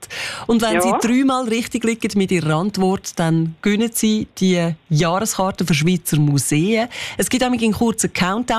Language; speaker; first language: German; native; German